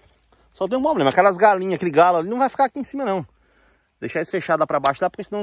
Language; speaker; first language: Portuguese; native; Portuguese